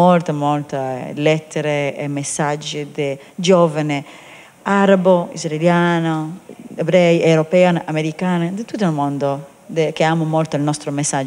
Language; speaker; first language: Italian; non-native, learner; Hebrew